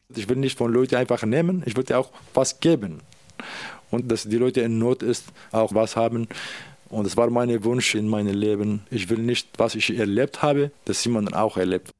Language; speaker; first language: German; non-native, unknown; Kurdish